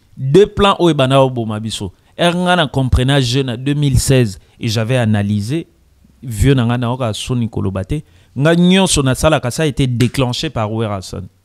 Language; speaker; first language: French; non-native, local second language; Lingala